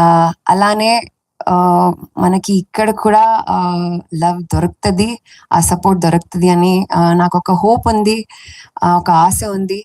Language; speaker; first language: Telugu; non-native, fluent; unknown